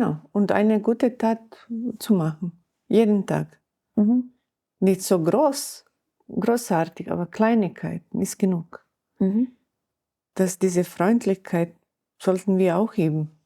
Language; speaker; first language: German; non-native, learner; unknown